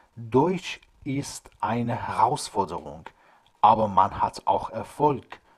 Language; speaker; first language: German; non-native, fluent; Persian